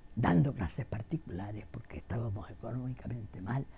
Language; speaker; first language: Spanish; native; Spanish